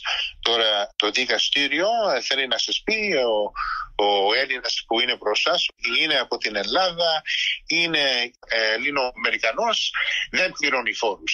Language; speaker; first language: Greek; early bilingual, heritage; Greek